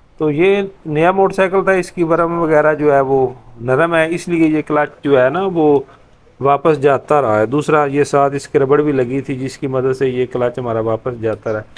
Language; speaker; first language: Urdu; non-native, local second language; Punjabi